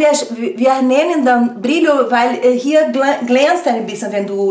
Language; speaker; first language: German; non-native, fluent; Portuguese